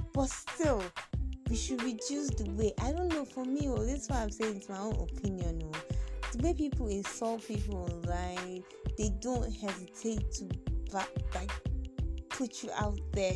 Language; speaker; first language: English; non-native, local second language; Yoruba